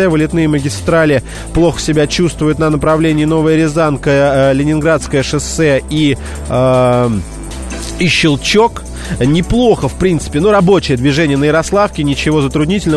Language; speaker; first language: Russian; native; Russian